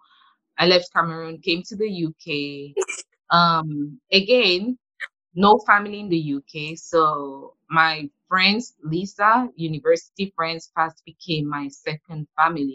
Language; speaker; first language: English; non-native, local second language; French